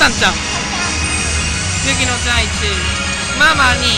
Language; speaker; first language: Japanese; native; Japanese